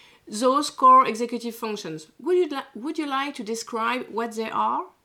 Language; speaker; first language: English; non-native, learner; French